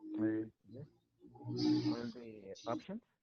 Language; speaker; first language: English; non-native, learner; Spanish